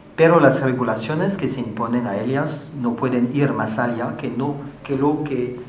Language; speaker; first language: Spanish; non-native, fluent; French